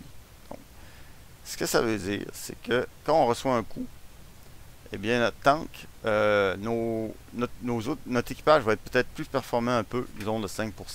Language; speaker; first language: French; native; French